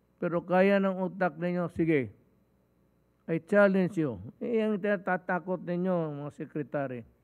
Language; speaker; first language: Filipino; non-native, local second language; Cebuano